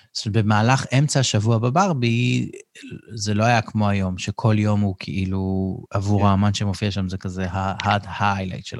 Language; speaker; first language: Hebrew; native; Hebrew